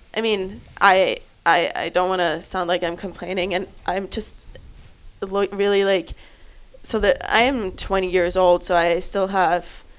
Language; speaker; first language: English; non-native, fluent; German